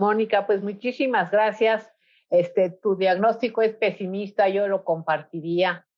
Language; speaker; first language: Spanish; native; Spanish